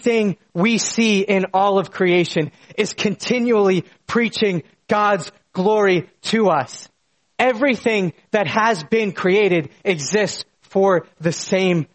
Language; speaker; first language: English; native; English